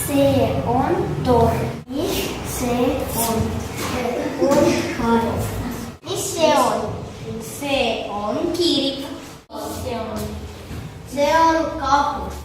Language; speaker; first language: Estonian; non-native, local second language; Russian